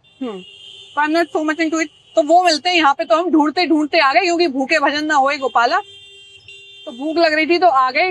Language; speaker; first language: Hindi; native; Hindi